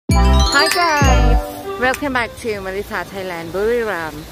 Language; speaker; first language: English; non-native, learner; Thai